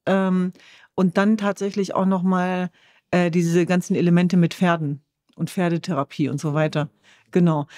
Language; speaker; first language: German; early bilingual, other home language; Kurdish